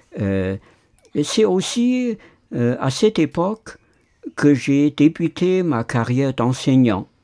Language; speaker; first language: French; non-native, fluent; Chinese